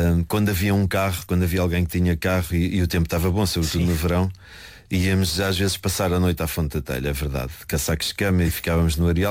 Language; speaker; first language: Portuguese; native; Portuguese